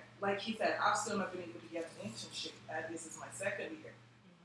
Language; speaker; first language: English; non-native, local second language; Igbo